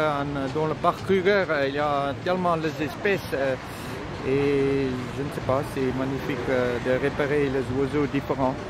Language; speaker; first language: French; non-native, learner; Dutch